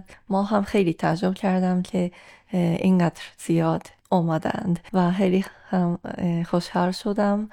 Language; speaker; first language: Persian; non-native, fluent; Japanese